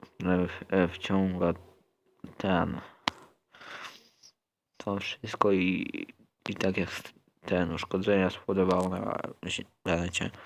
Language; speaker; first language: Polish; native; Polish